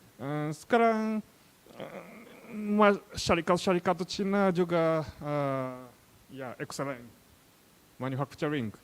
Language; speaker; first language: Indonesian; non-native, learner; Japanese